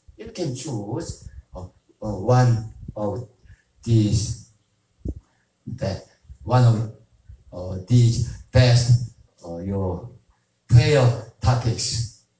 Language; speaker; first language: English; non-native, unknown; Korean